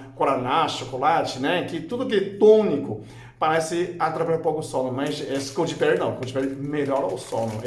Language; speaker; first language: Portuguese; non-native, fluent; Chinese